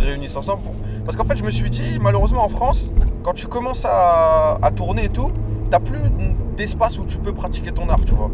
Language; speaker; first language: French; native; French